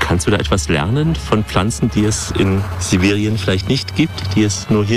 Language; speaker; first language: German; native; German